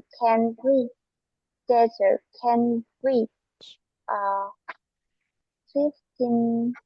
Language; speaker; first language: English; non-native, learner; Vietnamese